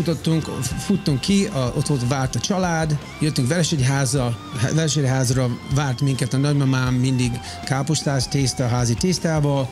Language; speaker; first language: Hungarian; early bilingual, heritage; Hungarian